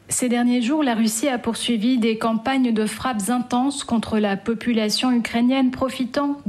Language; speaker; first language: French; native; French